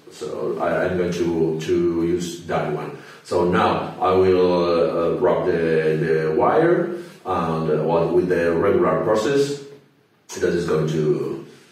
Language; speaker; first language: English; non-native, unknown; Spanish